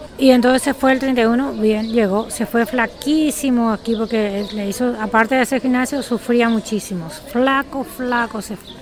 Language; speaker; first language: Spanish; native; Spanish